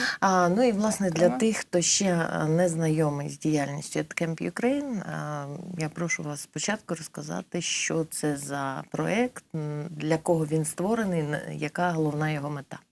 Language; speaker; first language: Ukrainian; native; Ukrainian